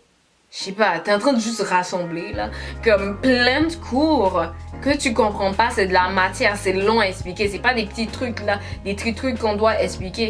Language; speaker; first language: French; native; French